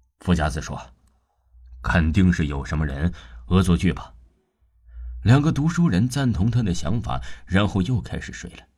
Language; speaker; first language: Chinese; non-native, local second language; Cantonese